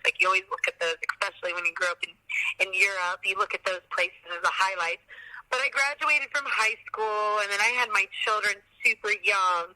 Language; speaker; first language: English; native; English